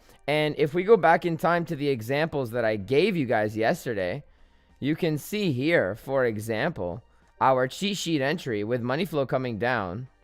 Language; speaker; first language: English; native; English